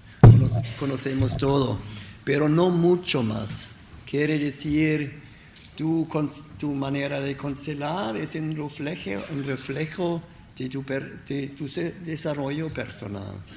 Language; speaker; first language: Spanish; non-native, learner; German